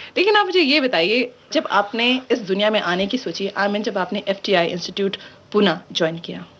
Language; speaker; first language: Hindi; native; Hindi